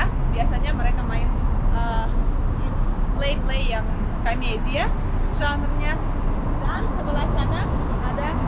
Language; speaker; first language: Indonesian; non-native, fluent; Russian